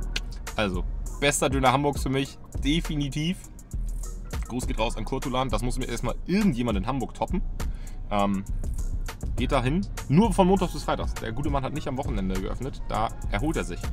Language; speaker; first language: German; native; German